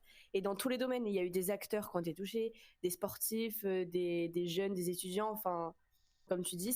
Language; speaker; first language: French; native; French